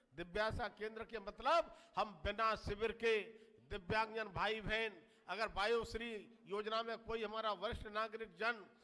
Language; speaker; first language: Hindi; native; Hindi